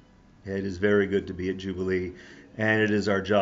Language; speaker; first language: English; native; English